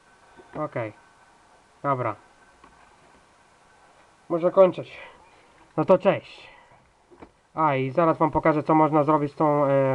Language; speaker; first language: Polish; native; Polish